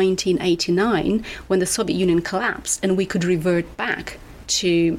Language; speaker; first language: English; non-native, fluent; Romanian